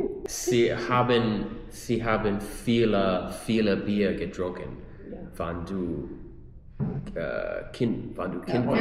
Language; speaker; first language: German; non-native, learner; English